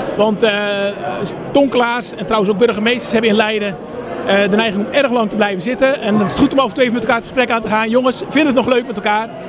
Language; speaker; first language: Dutch; native; Dutch